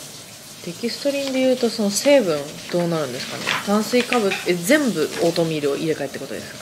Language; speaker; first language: Japanese; native; Japanese